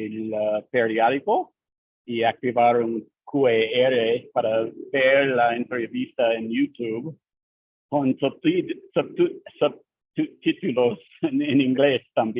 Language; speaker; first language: Spanish; non-native, learner; English